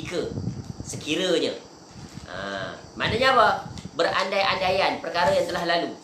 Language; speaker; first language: Malay; native; Malay